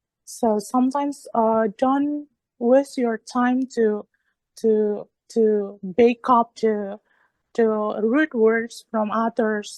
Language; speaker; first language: English; non-native, learner; Indonesian